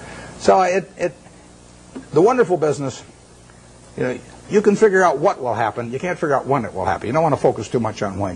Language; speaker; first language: English; native; English